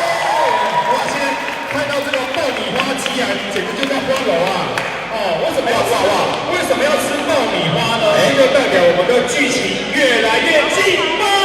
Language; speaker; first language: Chinese; native; Chinese